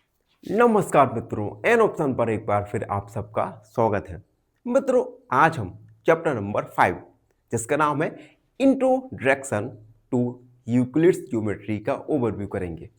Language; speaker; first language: Hindi; native; Hindi